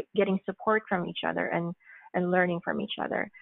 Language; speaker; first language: English; early bilingual, other home language; Filipino